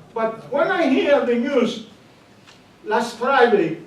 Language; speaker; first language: English; non-native, learner; Greek